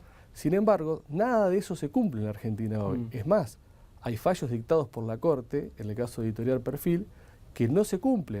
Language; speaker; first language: Spanish; native; Spanish